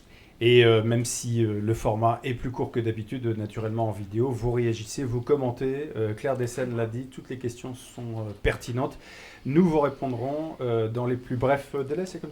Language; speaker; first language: French; native; French